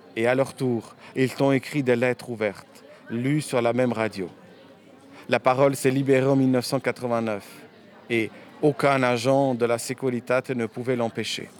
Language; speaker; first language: French; early bilingual, other home language; Romanian